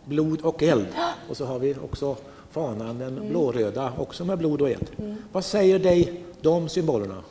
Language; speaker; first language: Swedish; native; Swedish